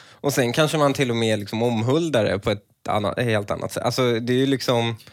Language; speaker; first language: Swedish; early bilingual, other home language; Persian